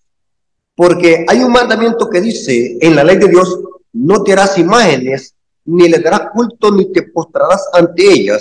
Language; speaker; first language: Spanish; native; Spanish